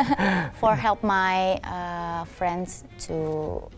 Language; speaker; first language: English; non-native, learner; Indonesian